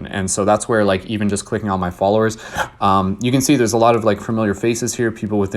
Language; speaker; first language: English; native; English